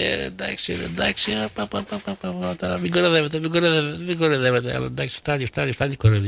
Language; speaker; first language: Greek; native; Greek